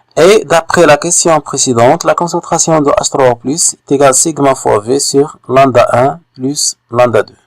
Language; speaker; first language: French; non-native, local second language; Arabic